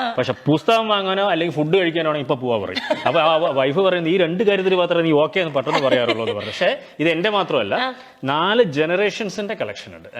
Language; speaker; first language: Malayalam; non-native, local second language; Kannada